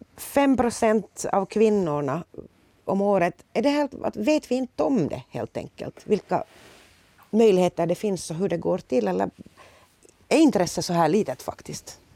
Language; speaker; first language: Swedish; native; Swedish